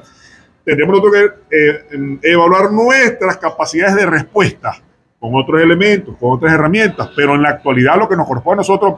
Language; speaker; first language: Spanish; native; Spanish